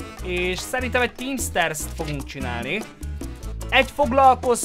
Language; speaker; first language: Hungarian; native; Hungarian